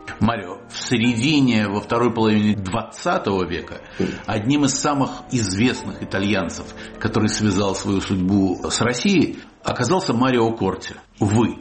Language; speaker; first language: Russian; native; Russian